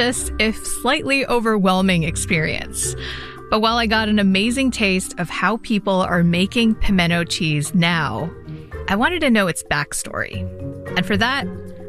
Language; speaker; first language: English; native; English